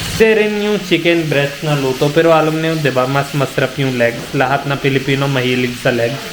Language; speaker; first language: Filipino; native; Filipino